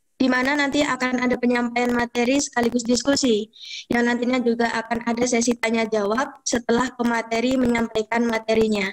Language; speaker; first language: Indonesian; native; Indonesian